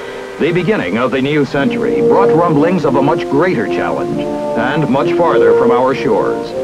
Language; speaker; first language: English; native; English